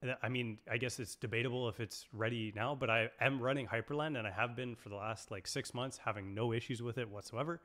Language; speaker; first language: English; native; English